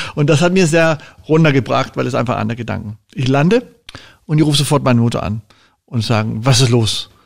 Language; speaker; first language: German; non-native, fluent; Danish